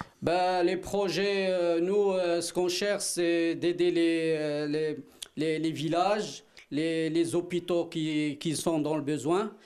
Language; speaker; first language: French; non-native, local second language; Arabic